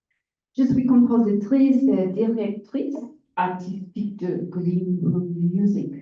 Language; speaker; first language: French; non-native, learner; English